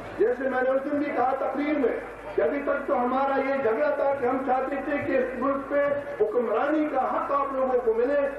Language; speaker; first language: Urdu; non-native, local second language; Pashto